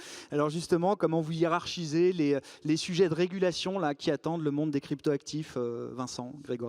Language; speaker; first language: French; native; French